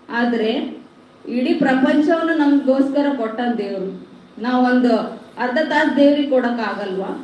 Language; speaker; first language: Kannada; non-native, local second language; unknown